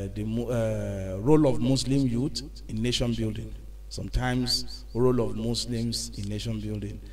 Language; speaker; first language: English; non-native, local second language; Yoruba